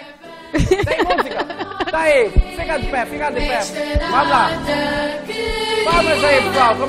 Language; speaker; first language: Portuguese; native; Portuguese